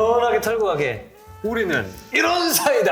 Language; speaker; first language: Korean; native; Korean